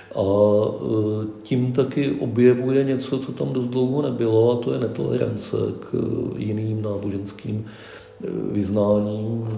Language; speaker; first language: Czech; native; Czech